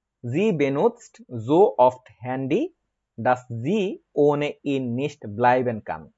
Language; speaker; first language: German; non-native, fluent; Bangla